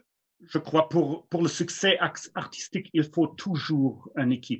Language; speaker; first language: French; non-native, fluent; German